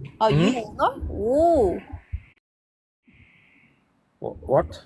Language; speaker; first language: English; non-native, learner; Korean